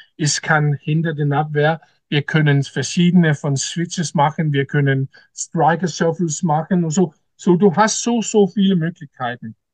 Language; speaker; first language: German; non-native, learner; Danish